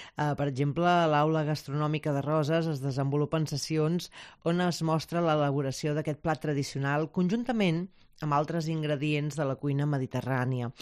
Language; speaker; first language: Catalan; native; Catalan